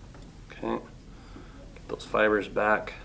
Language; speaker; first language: English; native; English